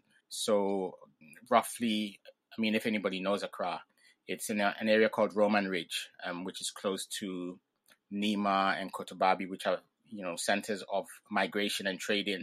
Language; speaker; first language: English; non-native, local second language; Ga